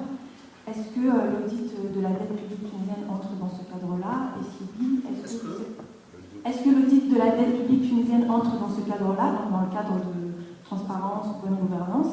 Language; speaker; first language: French; non-native, local second language; Arabic